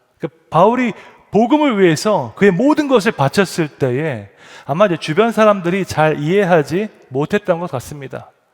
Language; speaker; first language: Korean; native; Korean